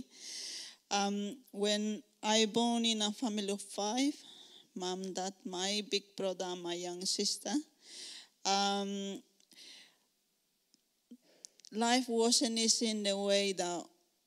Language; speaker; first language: English; non-native, learner; Spanish